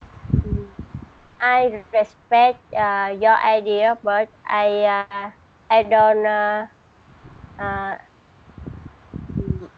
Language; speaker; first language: English; non-native, learner; Vietnamese